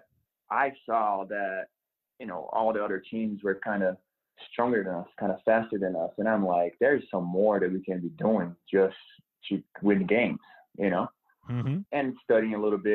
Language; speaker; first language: English; non-native, fluent; Portuguese